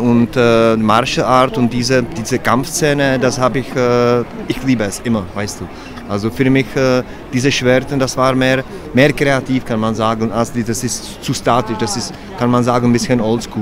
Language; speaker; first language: German; non-native, learner; Czech